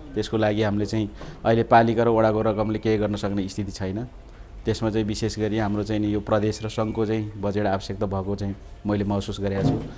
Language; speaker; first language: Nepali; non-native, local second language; Eastern Tamang